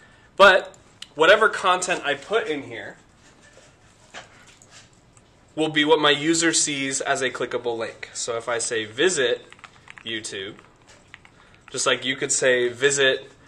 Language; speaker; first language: English; native; English